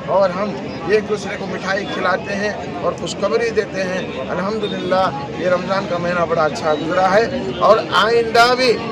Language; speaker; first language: Urdu; native; Urdu